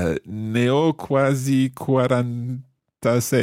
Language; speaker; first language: Italian; non-native, fluent; English